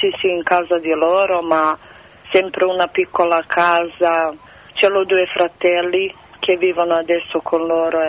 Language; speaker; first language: Italian; non-native, fluent; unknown